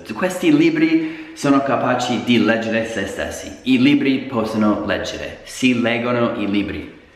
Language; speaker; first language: Italian; non-native, fluent; English